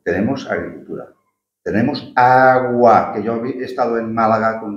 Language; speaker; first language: Spanish; native; Spanish